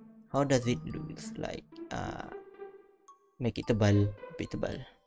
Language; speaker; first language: English; non-native, local second language; Malay